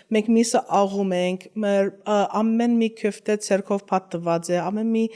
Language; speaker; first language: Armenian; early bilingual, heritage; Armenian